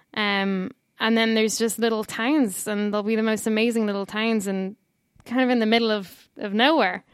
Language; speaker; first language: English; native; English